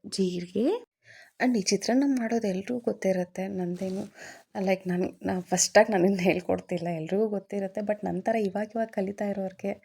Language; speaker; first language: Kannada; non-native, local second language; Telugu